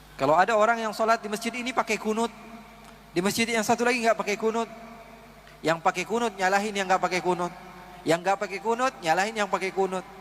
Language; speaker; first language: Indonesian; native; Indonesian